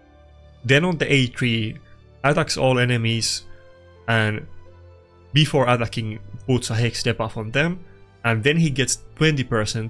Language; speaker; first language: English; non-native, fluent; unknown